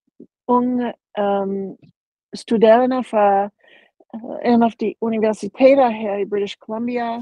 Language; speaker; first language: Danish; non-native, learner; English